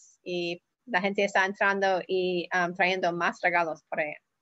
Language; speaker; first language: Spanish; non-native, learner; English